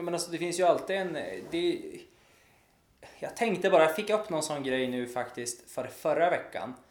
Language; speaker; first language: Swedish; native; Swedish